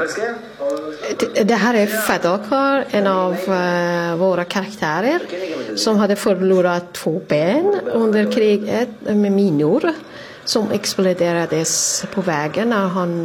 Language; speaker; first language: Swedish; non-native, fluent; Persian